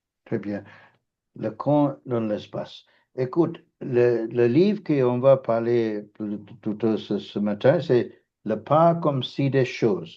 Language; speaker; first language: French; non-native, fluent; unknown